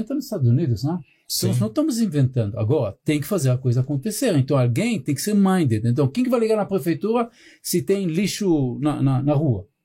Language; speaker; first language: Portuguese; non-native, fluent; Hebrew